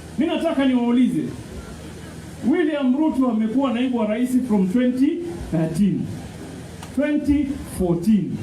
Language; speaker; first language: Swahili; native; Swahili